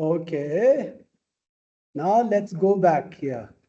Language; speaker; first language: English; non-native, local second language; Tibetan